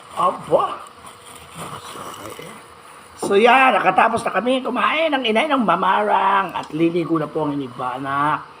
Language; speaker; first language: Filipino; native; Filipino